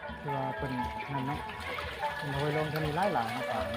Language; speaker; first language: Thai; non-native, local second language; Lao